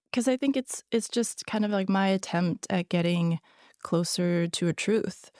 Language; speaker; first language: English; non-native, fluent; Hungarian